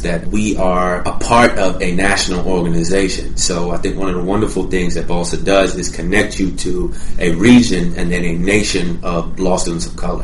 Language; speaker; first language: English; native; English